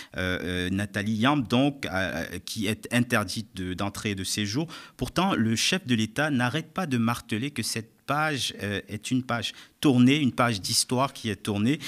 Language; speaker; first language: French; native; French